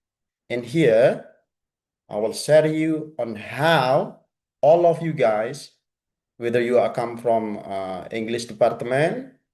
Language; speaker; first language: English; non-native, fluent; Indonesian